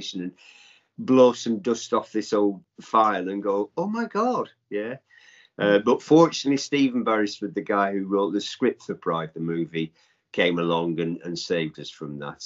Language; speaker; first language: English; native; English